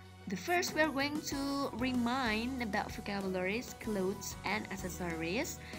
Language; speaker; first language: English; non-native, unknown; Indonesian